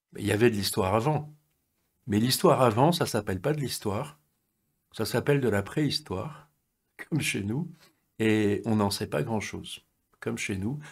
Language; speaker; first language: French; native; French